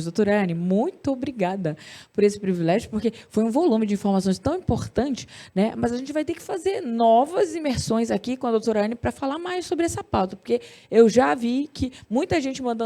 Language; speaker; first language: Portuguese; native; Portuguese